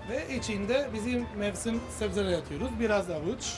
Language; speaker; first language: Turkish; non-native, learner; Italian